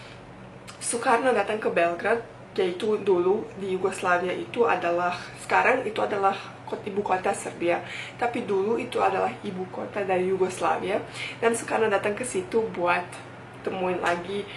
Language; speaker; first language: Indonesian; non-native, fluent; Bosnian